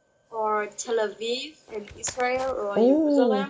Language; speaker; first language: English; non-native, learner; Kurdish